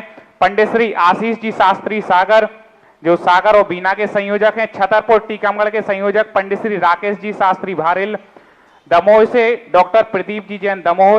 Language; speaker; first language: Hindi; native; Hindi